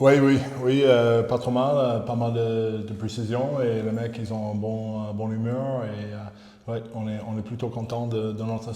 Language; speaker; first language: French; non-native, fluent; English